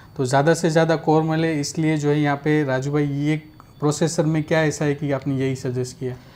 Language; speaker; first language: Hindi; non-native, local second language; Gujarati